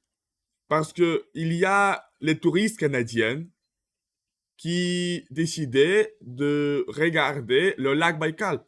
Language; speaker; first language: French; non-native, learner; Russian